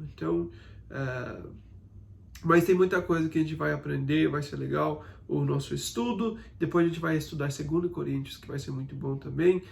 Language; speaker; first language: Portuguese; non-native, fluent; English